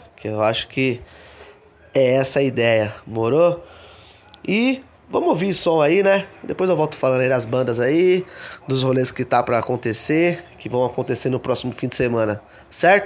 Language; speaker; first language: Portuguese; native; Portuguese